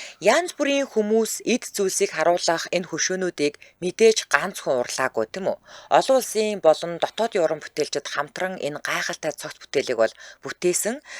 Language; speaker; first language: Mongolian; native; Mongolian